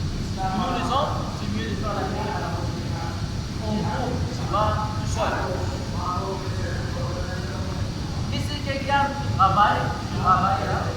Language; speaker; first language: French; non-native, learner; Arabic